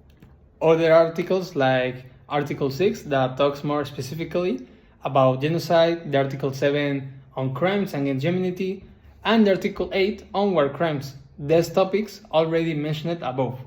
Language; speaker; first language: English; non-native, learner; Spanish